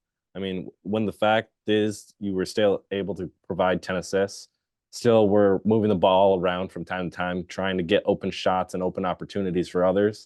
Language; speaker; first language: English; native; English